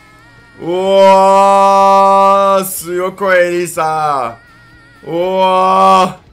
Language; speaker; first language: Japanese; non-native, learner; English